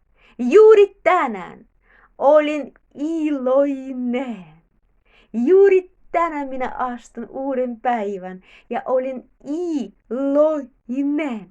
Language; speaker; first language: Finnish; non-native, learner; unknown